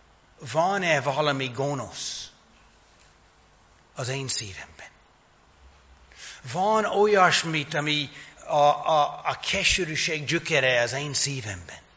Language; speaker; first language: Hungarian; non-native, fluent; English